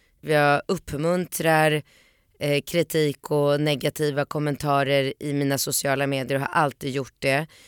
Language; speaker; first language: Swedish; early bilingual, other home language; Polish